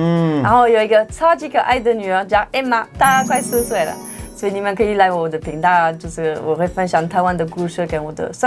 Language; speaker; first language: Chinese; non-native, fluent; French